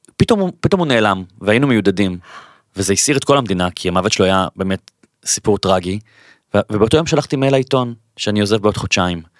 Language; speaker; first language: Hebrew; native; Hebrew